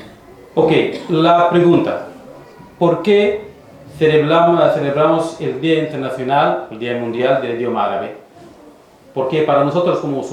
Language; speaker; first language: Spanish; non-native, fluent; Arabic